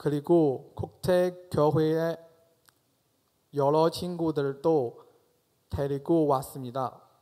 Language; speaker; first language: Korean; non-native, fluent; Chinese